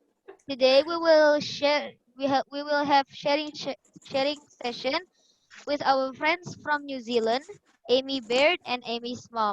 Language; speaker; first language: English; non-native, learner; Indonesian